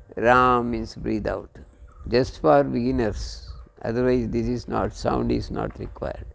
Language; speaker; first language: English; non-native, local second language; Kannada